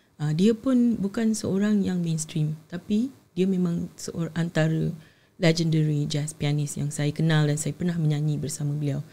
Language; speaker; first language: Malay; native; Malay